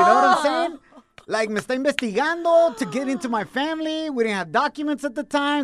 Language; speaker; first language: English; non-native, fluent; Spanish